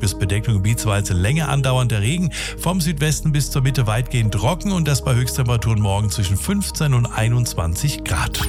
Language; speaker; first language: German; native; German